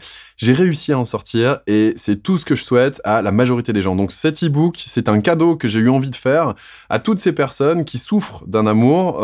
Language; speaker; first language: French; native; French